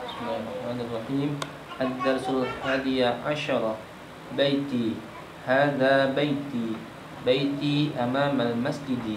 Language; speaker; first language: Arabic; non-native, learner; Indonesian